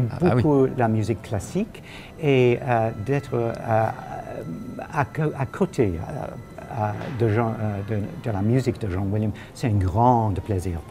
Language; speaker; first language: French; non-native, fluent; English